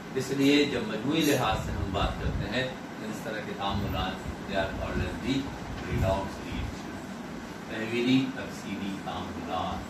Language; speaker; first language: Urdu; native; Urdu